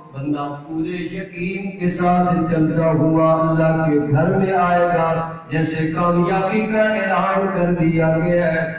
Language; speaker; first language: Urdu; non-native, local second language; Punjabi